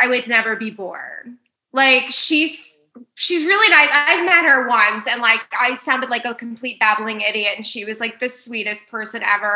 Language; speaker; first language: English; native; English